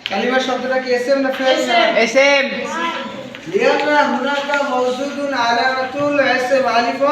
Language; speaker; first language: Arabic; non-native, fluent; Bangla